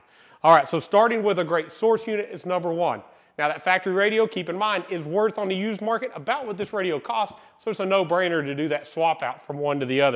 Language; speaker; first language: English; native; English